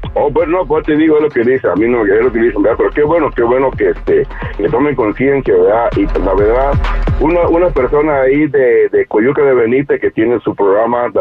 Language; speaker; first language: Spanish; native; Spanish